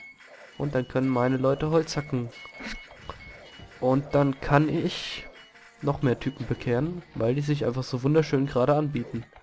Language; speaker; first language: German; native; German